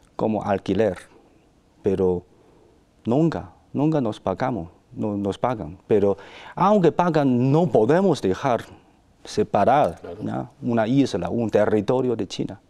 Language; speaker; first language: Spanish; non-native, fluent; Chinese